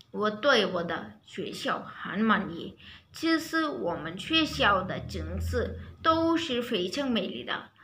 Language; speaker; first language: Chinese; non-native, learner; Urdu